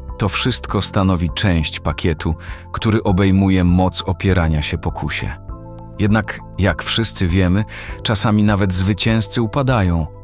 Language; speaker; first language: Polish; native; Polish